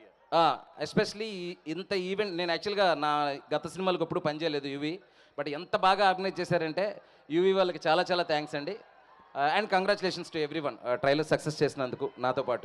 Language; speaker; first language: Telugu; native; Telugu